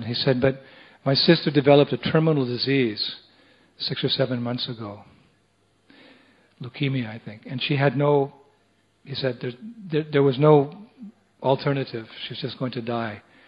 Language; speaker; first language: English; native; English